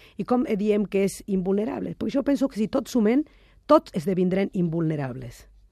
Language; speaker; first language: Catalan; non-native, fluent; Spanish